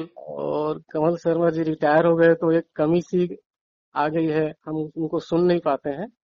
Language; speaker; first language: Hindi; non-native, local second language; Marathi